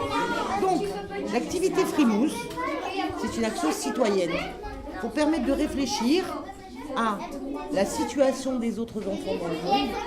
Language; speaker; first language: French; native; French